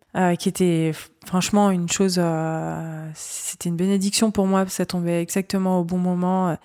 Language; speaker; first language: French; native; French